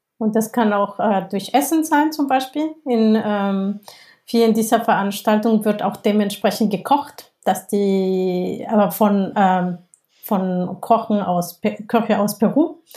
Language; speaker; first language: German; non-native, fluent; Spanish